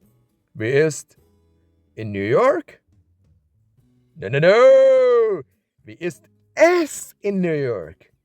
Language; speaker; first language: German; non-native, learner; English